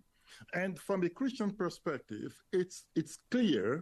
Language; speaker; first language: English; non-native, fluent; French